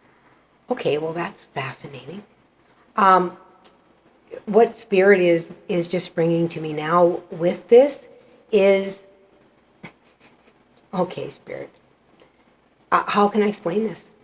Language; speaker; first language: English; native; English